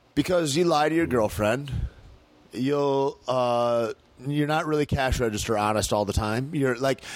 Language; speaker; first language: English; native; English